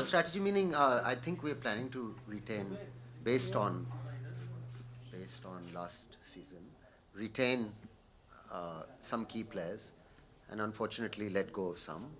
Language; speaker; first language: English; non-native, local second language; Hindi